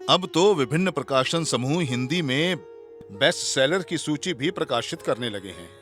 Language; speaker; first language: Hindi; native; Hindi